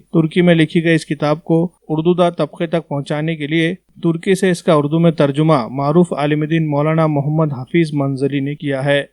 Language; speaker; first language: Urdu; native; Urdu